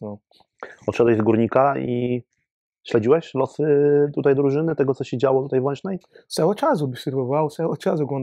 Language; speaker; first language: Polish; non-native, learner; Portuguese